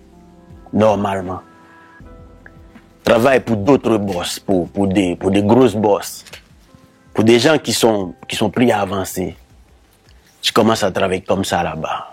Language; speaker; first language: French; non-native, local second language; Haitian Creole